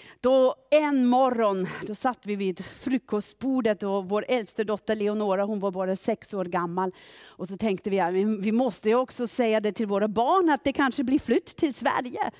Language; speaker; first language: Swedish; non-native, fluent; German